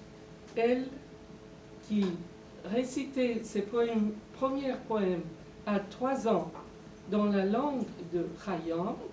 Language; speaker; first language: French; non-native, fluent; Persian